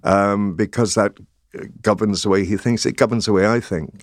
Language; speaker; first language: English; native; English